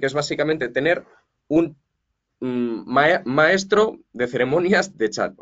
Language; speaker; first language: Spanish; native; Spanish